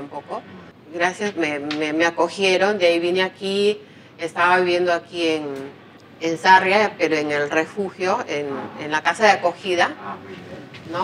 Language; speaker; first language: Spanish; native; Spanish